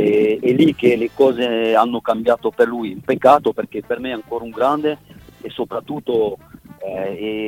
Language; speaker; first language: Italian; non-native, fluent; French